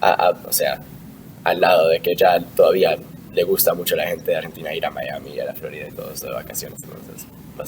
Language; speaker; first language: Spanish; early bilingual, heritage; Spanish